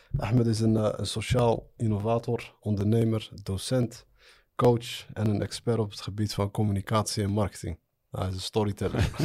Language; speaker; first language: Dutch; early bilingual, other home language; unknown